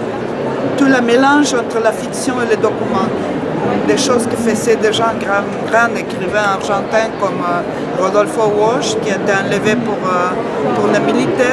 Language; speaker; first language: French; non-native, fluent; Spanish